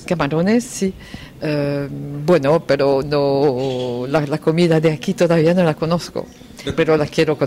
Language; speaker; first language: Spanish; non-native, fluent; French